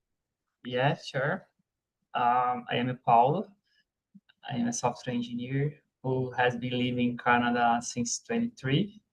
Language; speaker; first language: English; non-native, fluent; Portuguese